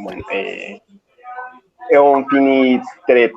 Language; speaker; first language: French; non-native, learner; Spanish